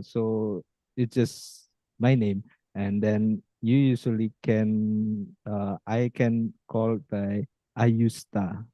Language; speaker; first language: English; non-native, fluent; Indonesian